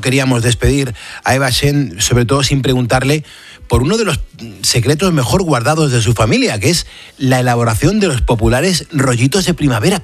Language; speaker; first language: Spanish; native; Spanish